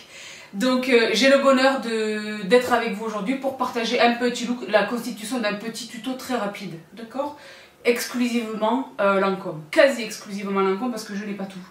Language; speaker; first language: French; native; French